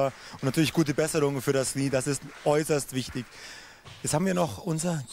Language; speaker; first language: German; native; German